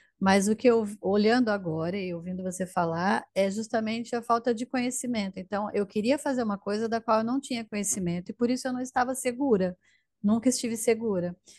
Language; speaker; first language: Portuguese; native; Portuguese